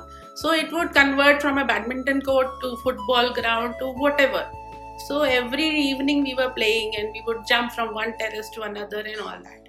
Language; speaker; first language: English; non-native, local second language; Hindi